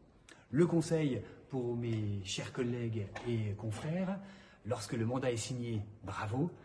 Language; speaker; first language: French; native; French